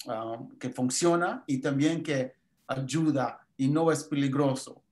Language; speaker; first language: Spanish; early bilingual, heritage; English